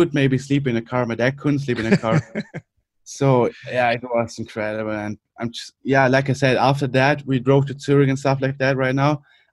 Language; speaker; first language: English; non-native, fluent; German